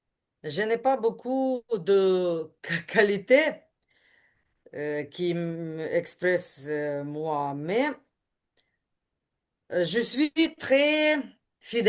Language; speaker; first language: French; non-native, learner; Ukrainian